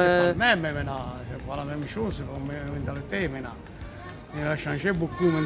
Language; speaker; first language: French; non-native, learner; Italian